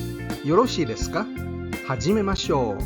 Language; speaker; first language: Japanese; non-native, fluent; English